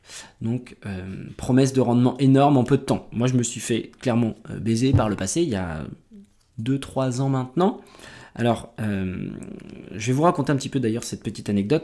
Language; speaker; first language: French; native; French